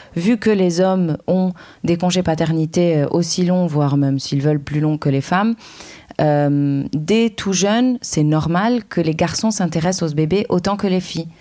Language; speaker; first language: French; non-native, local second language; Arabic